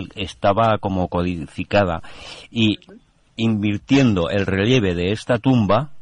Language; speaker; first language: Spanish; non-native, local second language; Catalan